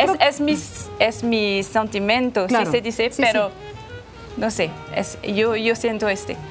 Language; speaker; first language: Spanish; non-native, learner; French